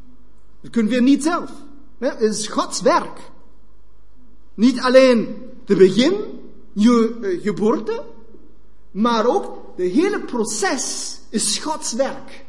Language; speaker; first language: Dutch; non-native, fluent; German